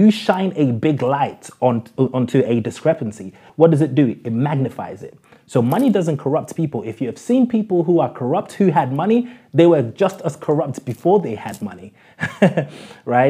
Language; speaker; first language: English; native; English